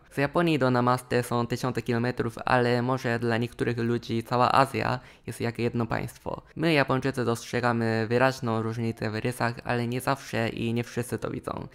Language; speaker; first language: Polish; non-native, fluent; Japanese